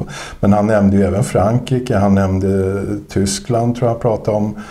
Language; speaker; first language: Swedish; native; Swedish